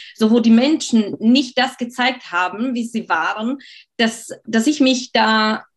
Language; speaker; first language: German; non-native, fluent; Slovak